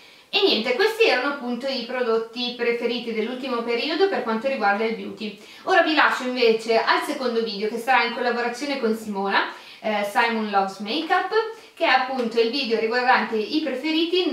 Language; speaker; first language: Italian; native; Italian